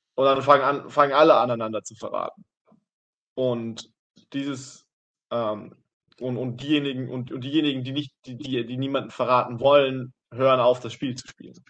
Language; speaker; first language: German; native; German